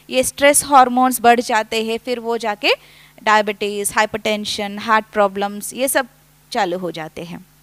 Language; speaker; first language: Hindi; non-native, local second language; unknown